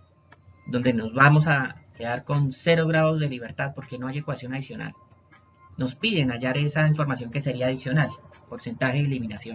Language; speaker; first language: Spanish; native; Spanish